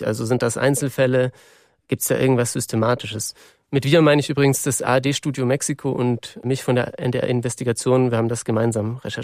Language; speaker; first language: German; native; German